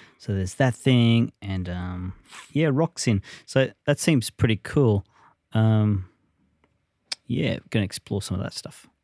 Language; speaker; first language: English; native; English